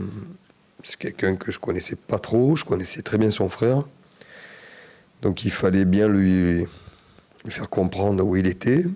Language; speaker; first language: French; native; French